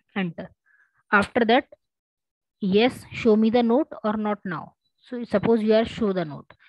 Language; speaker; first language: English; non-native, local second language; Hindi